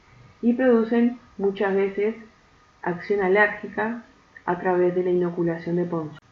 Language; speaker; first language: Spanish; native; Spanish